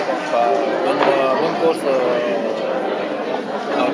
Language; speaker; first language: French; non-native, fluent; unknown